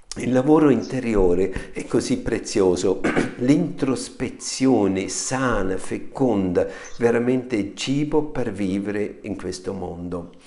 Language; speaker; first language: Italian; non-native, fluent; German